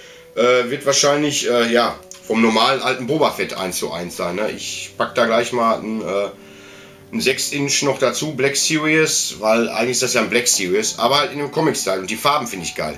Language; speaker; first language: German; native; German